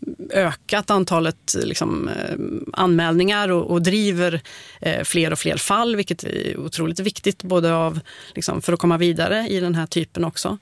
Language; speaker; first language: Swedish; native; Swedish